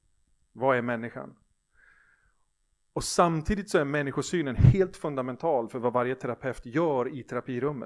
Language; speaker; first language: Swedish; native; Swedish